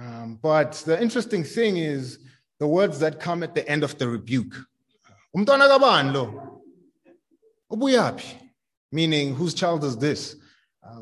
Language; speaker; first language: English; non-native, local second language; Zulu